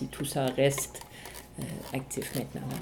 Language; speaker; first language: French; native; French